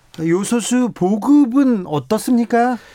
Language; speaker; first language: Korean; native; Korean